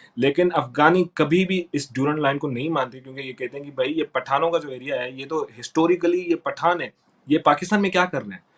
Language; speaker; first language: Urdu; non-native, local second language; Sindhi